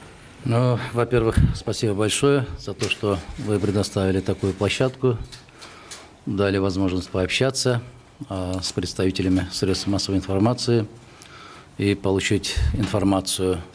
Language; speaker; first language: Russian; non-native, local second language; Kyrgyz